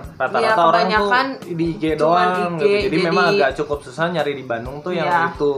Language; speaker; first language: Indonesian; native; Indonesian